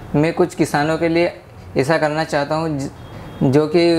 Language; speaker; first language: Hindi; native; Hindi